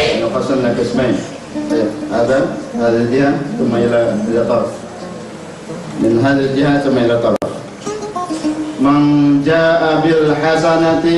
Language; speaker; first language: Arabic; non-native, learner; Indonesian